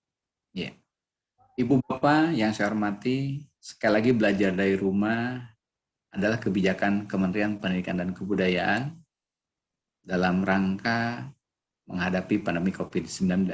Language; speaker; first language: Indonesian; native; Indonesian